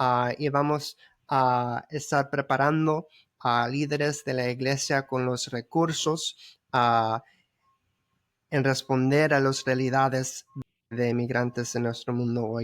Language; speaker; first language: Spanish; early bilingual, heritage; Spanish